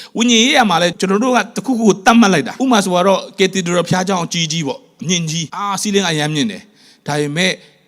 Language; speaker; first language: Burmese; non-native, local second language; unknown